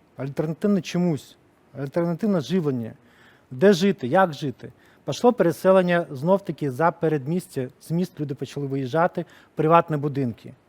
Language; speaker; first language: Ukrainian; non-native, local second language; Russian